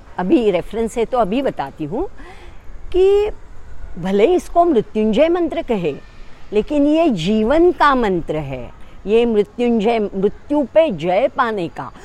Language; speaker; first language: Hindi; non-native, local second language; Marathi